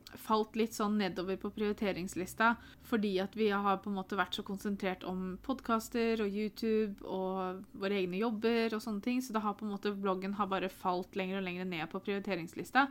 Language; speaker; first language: Norwegian; native; Norwegian